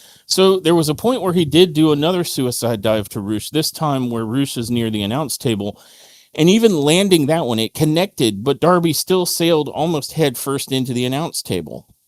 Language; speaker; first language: English; native; English